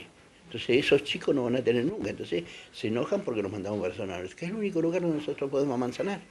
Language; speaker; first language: Spanish; native; Spanish